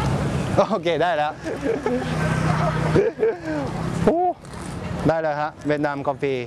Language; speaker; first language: Vietnamese; non-native, learner; Thai